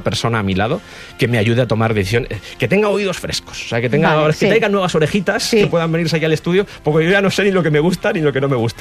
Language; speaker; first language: Spanish; native; Spanish